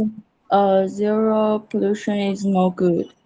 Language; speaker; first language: English; non-native, learner; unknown